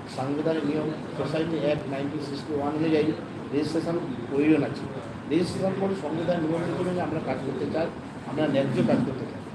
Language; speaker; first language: Bangla; non-native, local second language; Santali